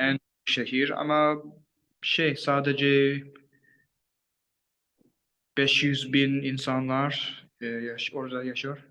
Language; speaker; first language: Turkish; non-native, learner; English